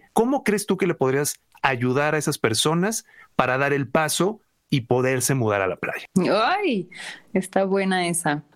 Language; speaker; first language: Spanish; native; Spanish